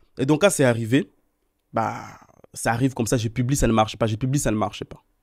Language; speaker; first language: French; non-native, local second language; Swahili